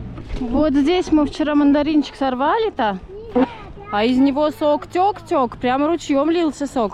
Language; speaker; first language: Russian; native; Russian